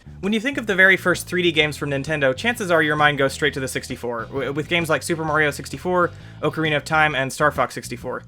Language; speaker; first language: English; native; English